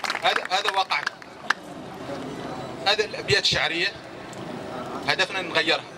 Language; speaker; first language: Arabic; native; Arabic